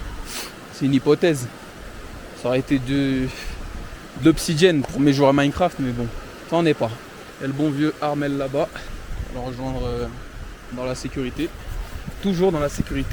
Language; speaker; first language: French; native; French